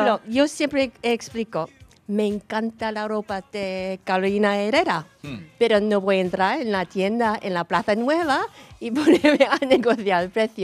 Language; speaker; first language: Spanish; non-native, fluent; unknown